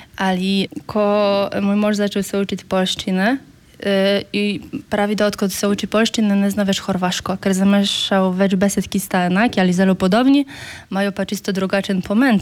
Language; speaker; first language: Slovenian; non-native, fluent; Polish